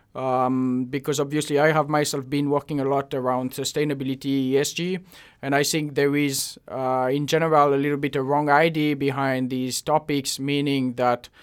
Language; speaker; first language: English; non-native, fluent; French